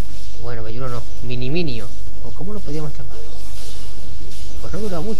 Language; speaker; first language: Spanish; native; Spanish